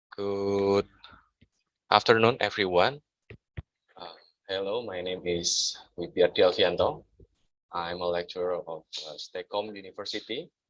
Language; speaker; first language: English; non-native, learner; Indonesian